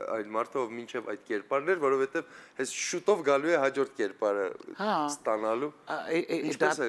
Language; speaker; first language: Armenian; native; Armenian